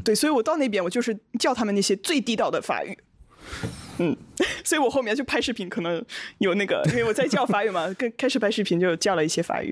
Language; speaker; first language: Chinese; non-native, fluent; French